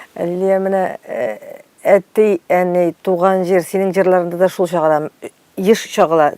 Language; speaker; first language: Tatar; native; Tatar